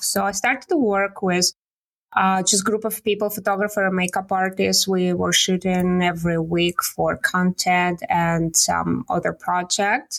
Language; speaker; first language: English; non-native, learner; Russian